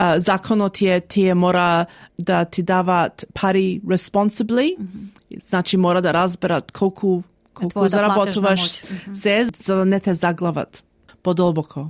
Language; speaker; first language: Macedonian; early bilingual, heritage; Macedonian